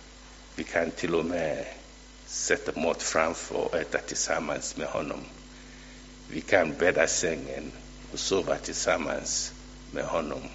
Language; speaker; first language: Swedish; non-native, fluent; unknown